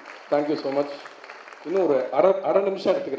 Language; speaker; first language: Tamil; native; Tamil